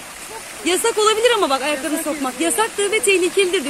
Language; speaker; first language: Turkish; native; Turkish